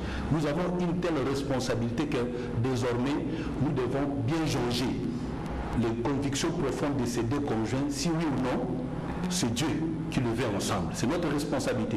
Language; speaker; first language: French; non-native, local second language; Lingala